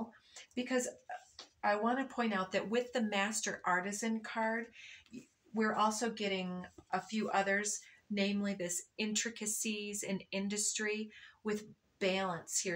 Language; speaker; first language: English; native; English